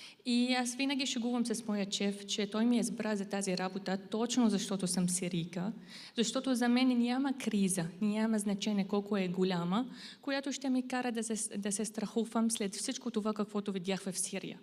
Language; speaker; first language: Bulgarian; non-native, fluent; Arabic